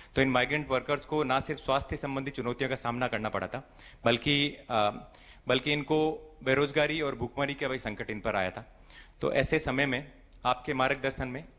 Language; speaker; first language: Hindi; native; Hindi